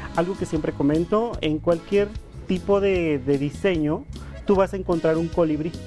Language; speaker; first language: Spanish; non-native, local second language; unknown